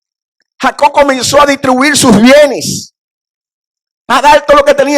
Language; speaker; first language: Spanish; native; Spanish